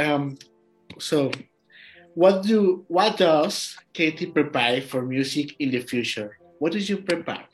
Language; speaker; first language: English; non-native, learner; Spanish